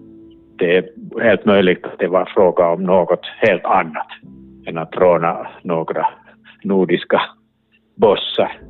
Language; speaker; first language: Swedish; non-native, local second language; Finnish